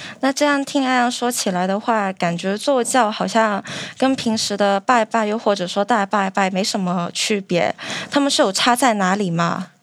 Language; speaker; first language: Chinese; non-native, local second language; Cantonese